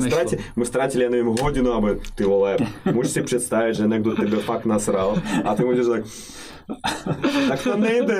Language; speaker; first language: Czech; non-native, fluent; Russian